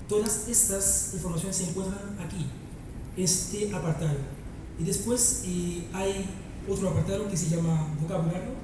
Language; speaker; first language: Spanish; non-native, fluent; Haitian Creole